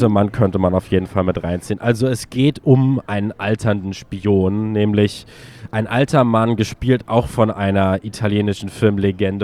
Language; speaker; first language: German; native; German